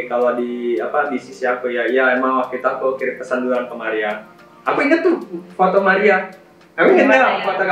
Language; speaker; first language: Indonesian; native; Indonesian